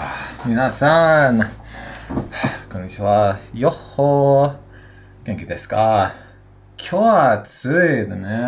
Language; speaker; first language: Japanese; non-native, learner; English